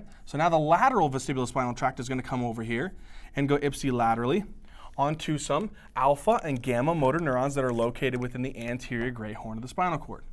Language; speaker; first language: English; native; English